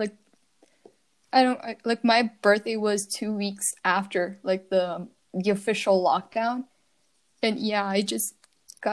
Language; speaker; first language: English; non-native, fluent; Portuguese